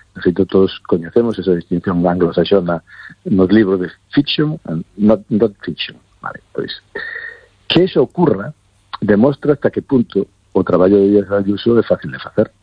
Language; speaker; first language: Galician; non-native, local second language; Spanish